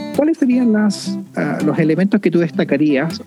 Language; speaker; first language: Spanish; native; Spanish